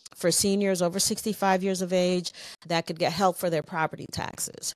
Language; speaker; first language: English; native; English